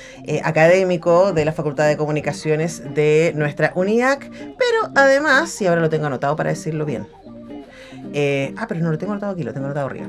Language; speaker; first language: Spanish; native; Spanish